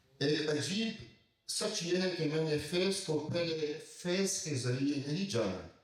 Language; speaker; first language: Urdu; native; Urdu